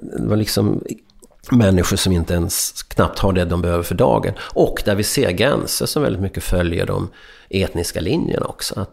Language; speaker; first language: Swedish; early bilingual, other home language; Hungarian